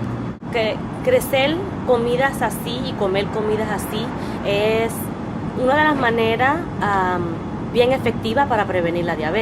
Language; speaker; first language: Spanish; early bilingual, heritage; Spanish